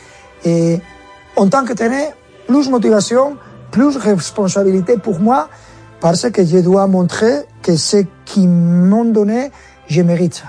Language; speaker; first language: French; non-native, learner; Spanish